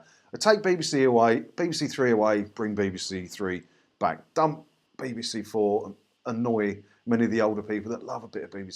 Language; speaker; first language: English; native; English